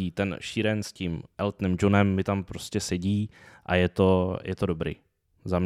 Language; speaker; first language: Czech; native; Czech